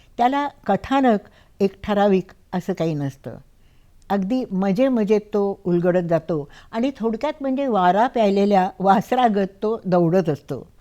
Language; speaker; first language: Marathi; native; Marathi